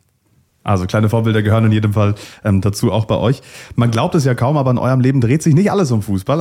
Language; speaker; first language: German; native; German